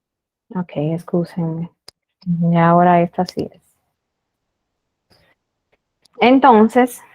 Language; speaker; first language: Spanish; native; Spanish